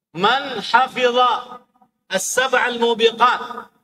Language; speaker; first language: Arabic; non-native, fluent; Indonesian